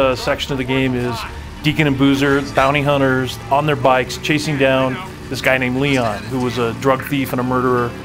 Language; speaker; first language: English; native; English